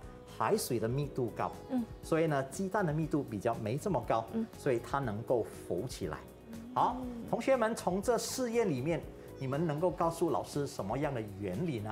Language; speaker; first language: Chinese; native; Chinese